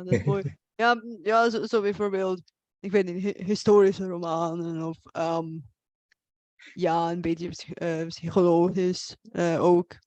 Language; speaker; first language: Dutch; non-native, fluent; Bulgarian